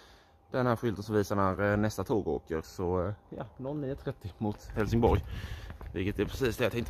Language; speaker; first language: Swedish; native; Swedish